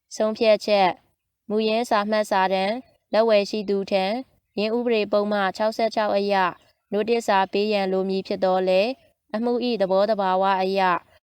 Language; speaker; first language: Burmese; native; Burmese